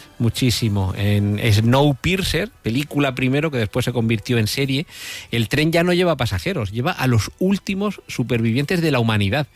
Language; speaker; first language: Spanish; native; Spanish